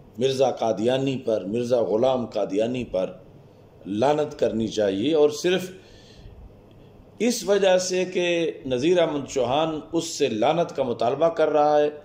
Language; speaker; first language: Urdu; non-native, local second language; Punjabi